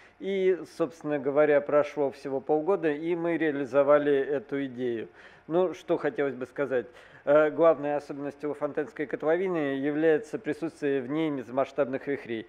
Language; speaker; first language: Russian; native; Russian